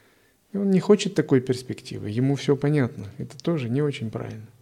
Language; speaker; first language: Russian; native; Russian